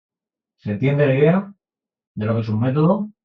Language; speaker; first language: Spanish; native; Spanish